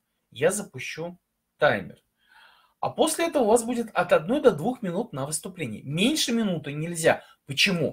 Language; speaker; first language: Russian; native; Russian